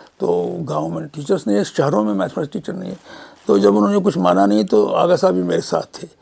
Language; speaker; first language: Urdu; non-native, local second language; Kashmiri